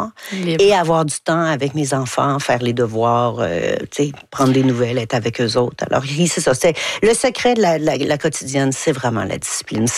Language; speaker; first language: French; native; French